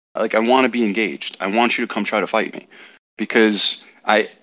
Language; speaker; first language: English; native; English